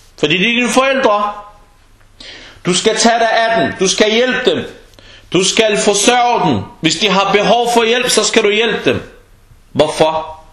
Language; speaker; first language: Danish; non-native, fluent; Arabic